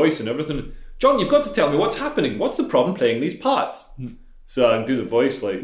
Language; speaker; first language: English; native; English